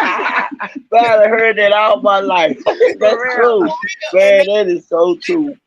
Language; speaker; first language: English; native; English